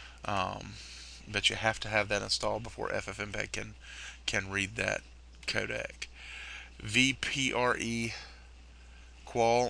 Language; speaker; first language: English; native; English